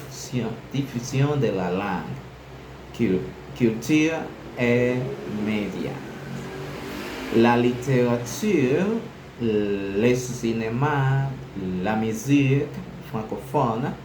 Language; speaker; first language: French; non-native, learner; Spanish